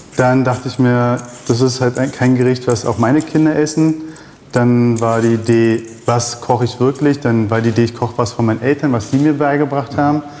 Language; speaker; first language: German; early bilingual, other home language; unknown